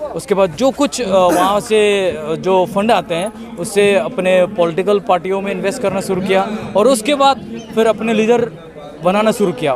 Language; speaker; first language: Hindi; non-native, local second language; Manipuri